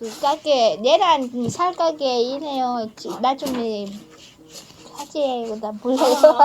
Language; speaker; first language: Korean; non-native, learner; Vietnamese